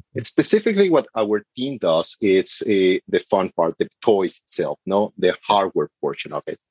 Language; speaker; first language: English; non-native, fluent; Spanish